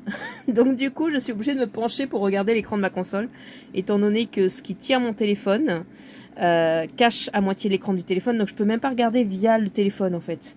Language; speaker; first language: French; native; French